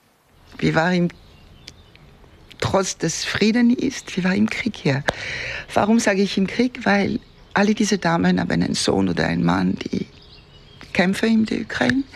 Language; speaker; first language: German; non-native, fluent; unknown